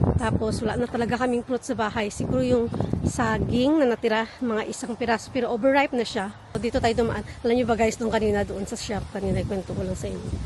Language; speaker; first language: Filipino; non-native, local second language; Hiligaynon